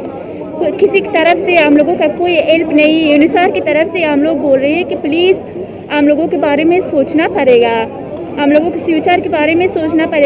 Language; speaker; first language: Hindi; non-native, learner; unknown